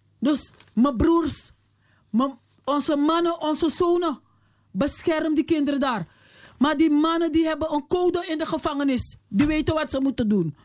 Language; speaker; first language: Dutch; native; Dutch